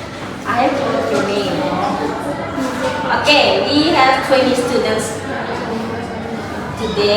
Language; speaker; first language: English; non-native, learner; Indonesian